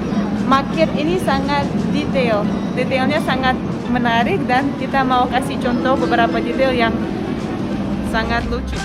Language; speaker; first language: Indonesian; non-native, fluent; Russian